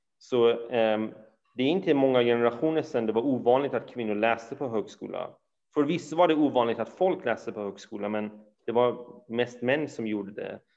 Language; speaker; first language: Swedish; early bilingual, other home language; Persian